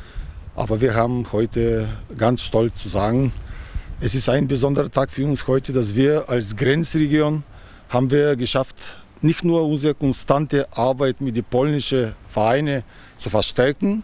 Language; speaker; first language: German; non-native, fluent; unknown